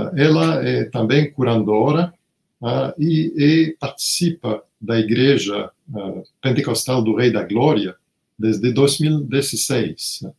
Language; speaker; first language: Portuguese; non-native, fluent; French